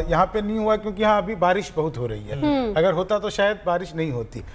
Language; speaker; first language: Hindi; native; Hindi